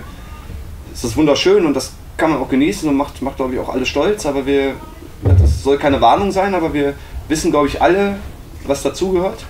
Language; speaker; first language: German; native; German